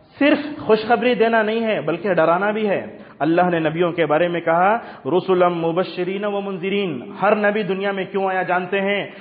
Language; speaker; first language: Urdu; native; Urdu